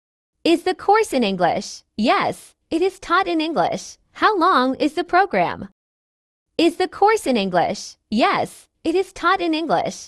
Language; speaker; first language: English; non-native, fluent; Burmese